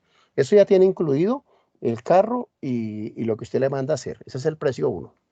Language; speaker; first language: Spanish; native; Spanish